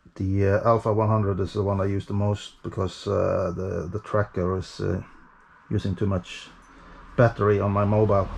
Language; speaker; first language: English; non-native, fluent; Norwegian